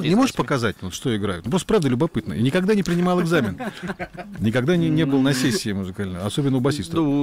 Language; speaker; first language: Russian; native; Russian